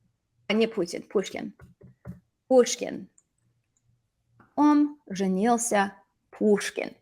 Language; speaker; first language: Russian; non-native, fluent; English